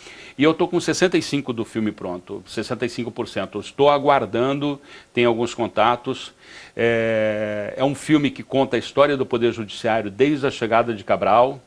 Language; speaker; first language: Portuguese; native; Portuguese